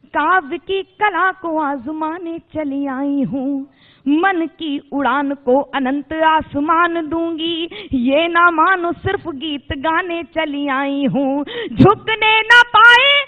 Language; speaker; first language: Hindi; native; Hindi